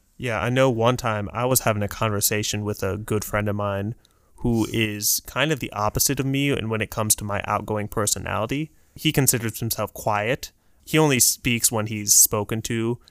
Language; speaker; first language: English; early bilingual, other home language; Urdu